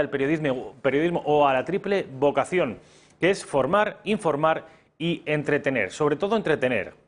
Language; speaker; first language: Spanish; native; Spanish